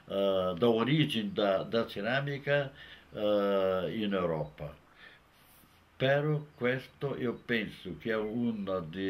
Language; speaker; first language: Italian; non-native, fluent; Portuguese